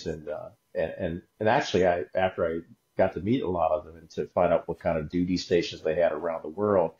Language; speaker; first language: English; native; English